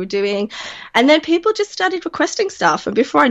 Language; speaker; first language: English; native; English